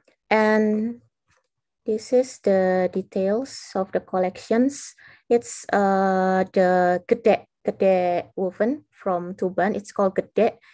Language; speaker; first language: English; non-native, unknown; Indonesian